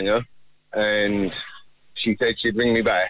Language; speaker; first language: English; native; English